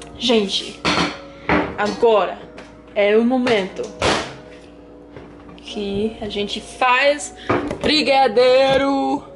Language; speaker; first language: Portuguese; non-native, learner; English